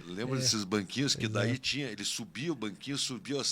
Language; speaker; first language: Portuguese; native; Portuguese